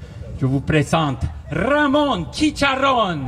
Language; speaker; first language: French; non-native, fluent; Spanish